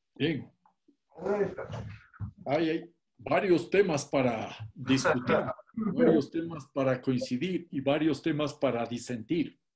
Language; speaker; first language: Spanish; native; Spanish